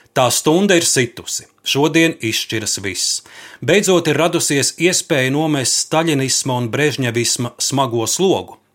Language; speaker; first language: Latvian; native; Latvian